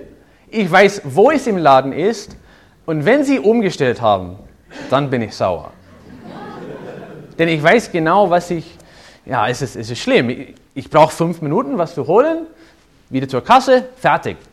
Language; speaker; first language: German; non-native, fluent; English